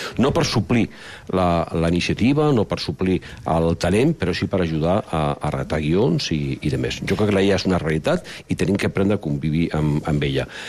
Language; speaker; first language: Catalan; non-native, local second language; Spanish